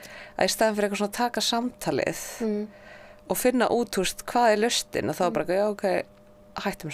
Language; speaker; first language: Icelandic; native; Icelandic